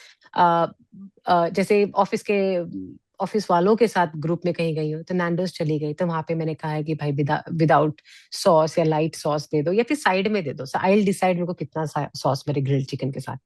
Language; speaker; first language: Hindi; native; Hindi